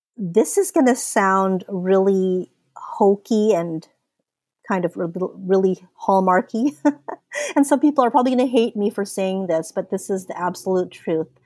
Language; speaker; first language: English; early bilingual, other home language; Filipino